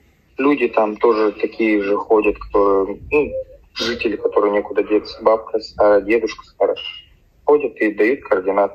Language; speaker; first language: Russian; native; Russian